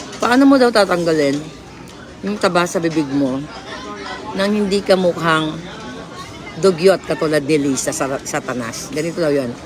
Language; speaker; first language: Filipino; non-native, local second language; Cebuano